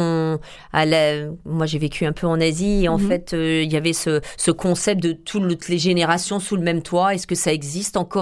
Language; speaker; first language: French; native; French